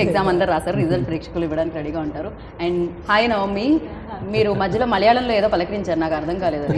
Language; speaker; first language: Telugu; native; Telugu